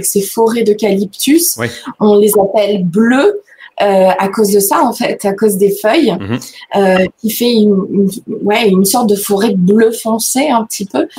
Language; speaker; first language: French; native; French